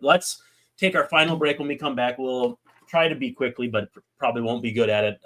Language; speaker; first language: English; native; English